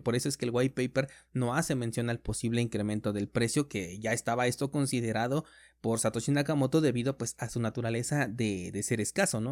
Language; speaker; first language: Spanish; native; Spanish